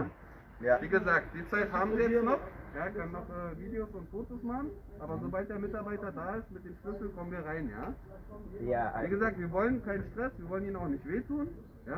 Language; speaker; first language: German; native; German